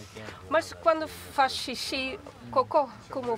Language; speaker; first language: Portuguese; non-native, fluent; Dutch